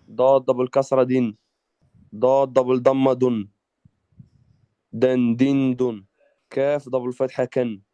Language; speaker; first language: Arabic; non-native, learner; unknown